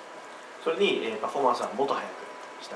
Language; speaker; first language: Japanese; non-native, learner; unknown